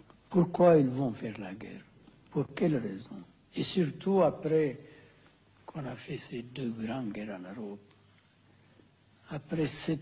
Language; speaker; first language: French; non-native, fluent; Amharic